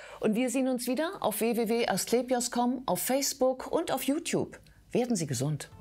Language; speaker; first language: German; native; German